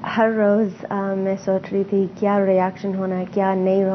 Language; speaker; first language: Hindi; non-native, learner; English